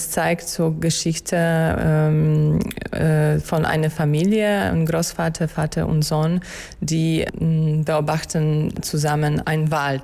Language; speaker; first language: German; non-native, fluent; Polish